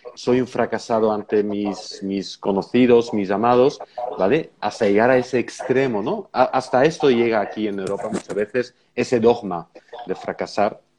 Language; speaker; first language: Spanish; non-native, fluent; Dutch